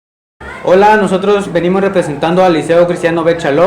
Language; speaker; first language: Spanish; native; Spanish